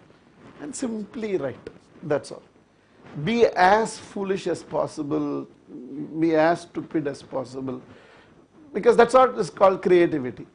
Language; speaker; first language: English; non-native, local second language; Tamil